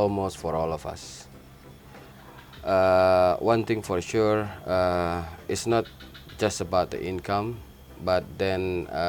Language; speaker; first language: English; non-native, learner; Indonesian